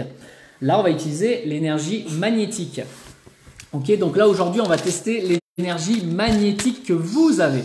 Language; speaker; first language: French; native; French